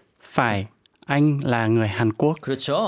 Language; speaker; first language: Vietnamese; non-native, fluent; Korean